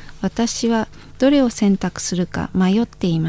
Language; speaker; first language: Japanese; non-native, fluent; Indonesian